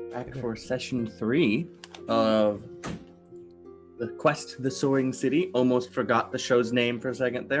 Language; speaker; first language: English; native; English